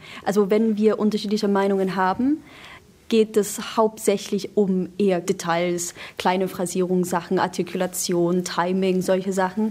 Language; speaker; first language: German; non-native, fluent; English